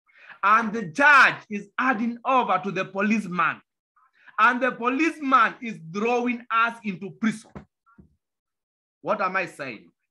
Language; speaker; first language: English; non-native, local second language; Kamba